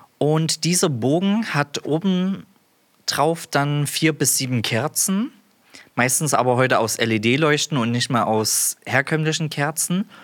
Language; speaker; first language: German; native; German